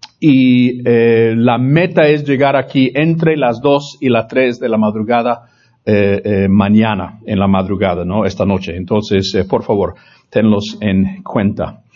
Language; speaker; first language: Spanish; non-native, fluent; English